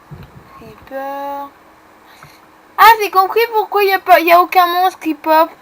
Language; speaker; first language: French; native; French